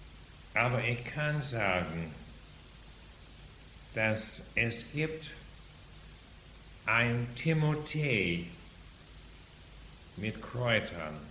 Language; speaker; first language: German; non-native, fluent; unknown